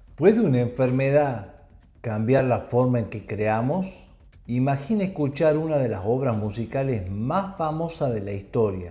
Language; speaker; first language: Spanish; native; Spanish